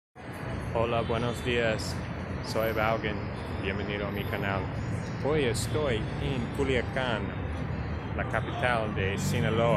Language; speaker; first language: Spanish; non-native, learner; English